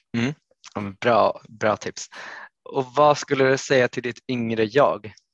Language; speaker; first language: Swedish; native; Swedish